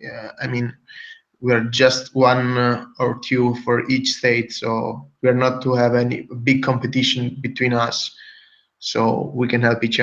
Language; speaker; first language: English; non-native, fluent; Italian